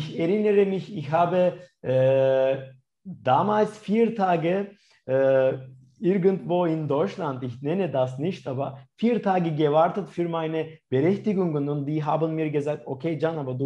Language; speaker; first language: German; non-native, fluent; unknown